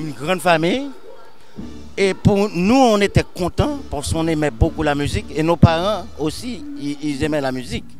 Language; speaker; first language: French; non-native, local second language; Haitian Creole